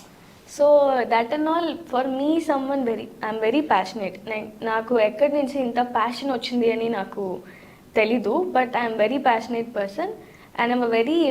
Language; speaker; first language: Telugu; non-native, learner; Tamil